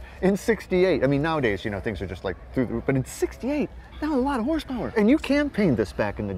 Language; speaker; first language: English; native; English